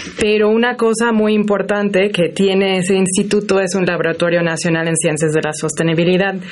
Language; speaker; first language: Spanish; non-native, fluent; English